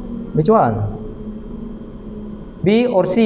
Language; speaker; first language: English; non-native, learner; Indonesian